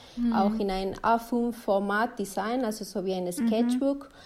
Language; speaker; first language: German; non-native, fluent; Spanish